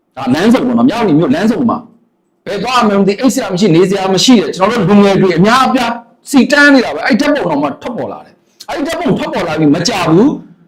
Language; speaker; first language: Burmese; native; Burmese